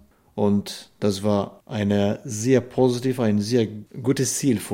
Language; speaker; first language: German; non-native, learner; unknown